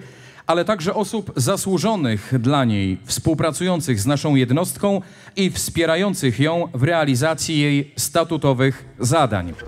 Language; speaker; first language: Polish; native; Polish